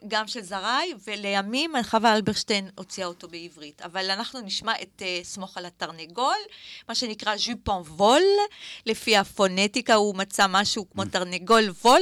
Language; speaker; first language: Hebrew; native; Hebrew